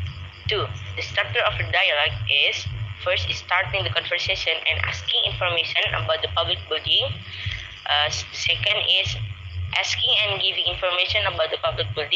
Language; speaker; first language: English; non-native, learner; Indonesian